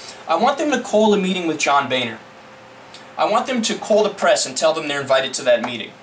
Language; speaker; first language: English; native; English